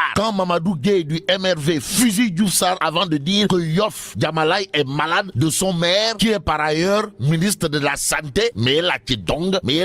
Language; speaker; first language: French; non-native, local second language; Wolof